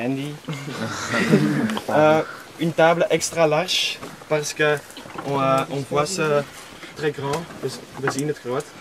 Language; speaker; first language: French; non-native, local second language; Dutch